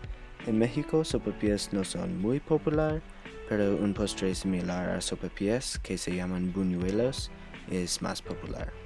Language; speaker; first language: Spanish; non-native, learner; English